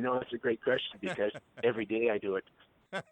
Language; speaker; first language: English; native; English